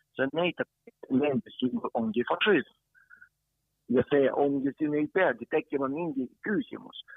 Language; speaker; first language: Estonian; non-native, fluent; Ukrainian